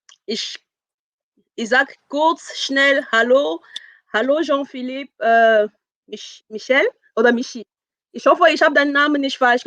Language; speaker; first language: German; non-native, fluent; French